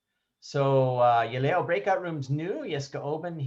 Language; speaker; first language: Danish; non-native, fluent; English